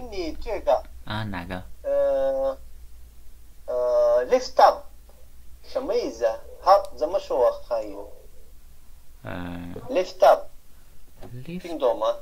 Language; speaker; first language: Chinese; non-native, learner; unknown